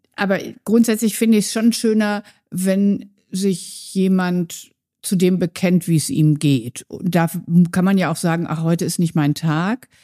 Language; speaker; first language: German; native; German